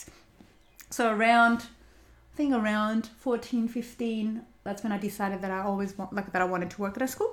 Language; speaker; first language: English; non-native, fluent; Greek